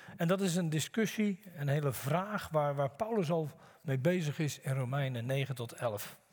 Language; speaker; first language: Dutch; native; Dutch